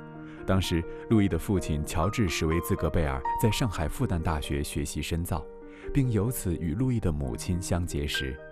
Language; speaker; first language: Chinese; native; Chinese